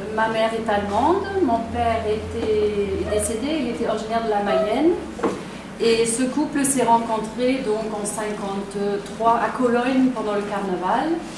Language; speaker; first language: French; non-native, fluent; German